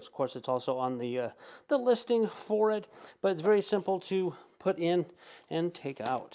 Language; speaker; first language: English; native; English